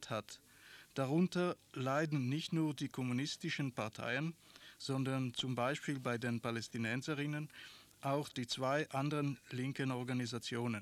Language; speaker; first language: German; non-native, fluent; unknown